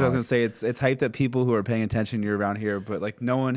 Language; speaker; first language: English; native; English